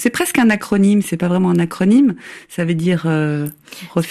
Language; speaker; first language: French; native; French